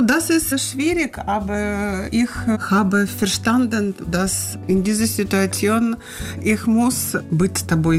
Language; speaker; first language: German; non-native, learner; Russian